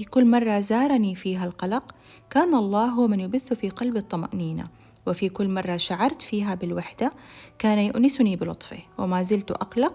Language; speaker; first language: Arabic; native; Arabic